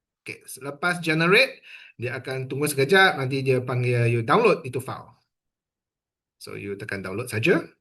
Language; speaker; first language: Malay; non-native, local second language; Chinese